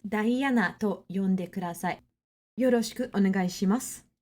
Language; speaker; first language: Japanese; non-native, learner; English